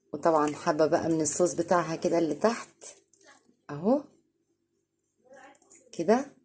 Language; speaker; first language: Arabic; native; Arabic